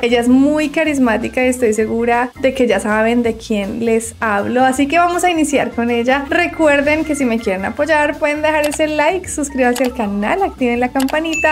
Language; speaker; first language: Spanish; native; Spanish